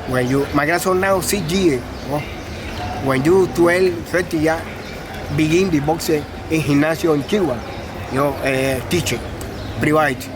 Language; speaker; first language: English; non-native, learner; Spanish